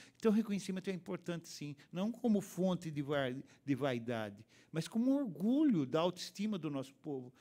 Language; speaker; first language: Portuguese; native; Portuguese